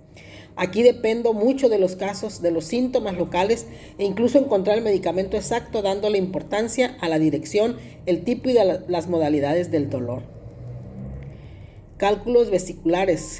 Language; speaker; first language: Spanish; native; Spanish